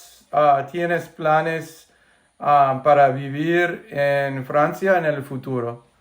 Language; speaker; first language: Spanish; non-native, fluent; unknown